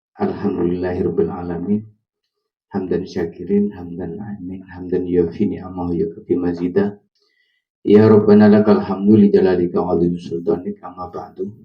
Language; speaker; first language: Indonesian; non-native, local second language; Madurese